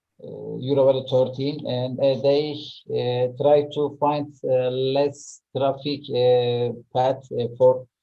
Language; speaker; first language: English; non-native, learner; Turkish